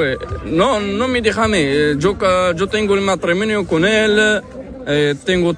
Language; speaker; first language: Spanish; non-native, learner; Arabic